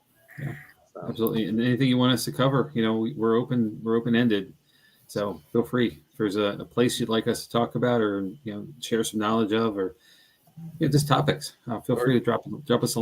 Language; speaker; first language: English; native; English